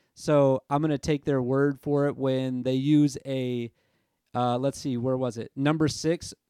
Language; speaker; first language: English; native; English